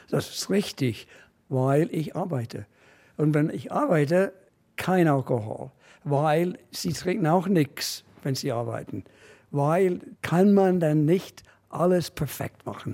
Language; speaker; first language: German; non-native, fluent; English